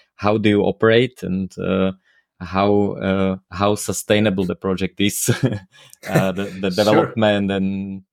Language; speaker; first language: English; non-native, fluent; Slovak